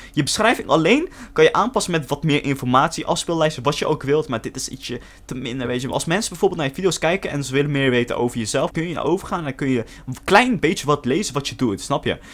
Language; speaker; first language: Dutch; early bilingual, other home language; Turkish